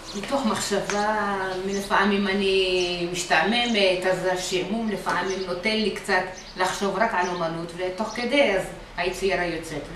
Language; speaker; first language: Hebrew; non-native, fluent; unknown